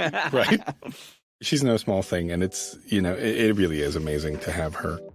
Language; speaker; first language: English; native; English